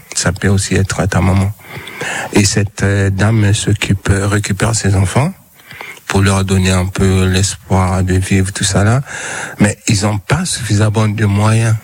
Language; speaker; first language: French; non-native, local second language; Lingala